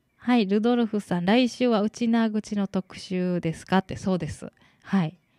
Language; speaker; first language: Japanese; native; Japanese